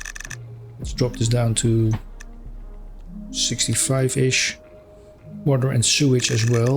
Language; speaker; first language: English; non-native, fluent; Dutch